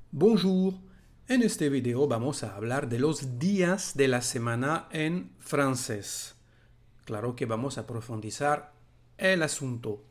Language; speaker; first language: Spanish; non-native, fluent; French